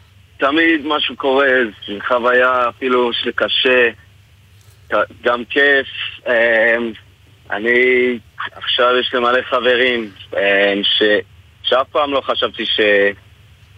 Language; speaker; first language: Hebrew; non-native, fluent; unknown